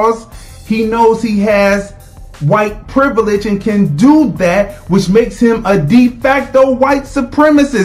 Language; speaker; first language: English; native; English